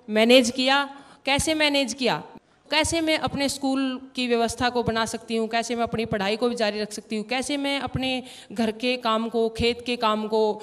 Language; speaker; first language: Hindi; native; Hindi